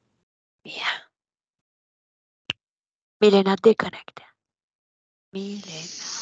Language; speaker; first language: French; native; French